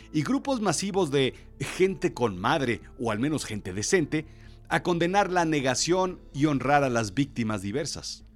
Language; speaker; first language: Spanish; native; Spanish